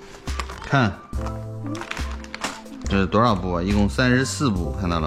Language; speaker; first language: Chinese; native; Chinese